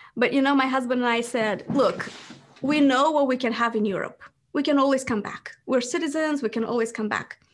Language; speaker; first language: English; non-native, fluent; Romanian